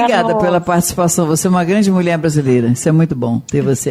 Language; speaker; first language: Portuguese; native; Portuguese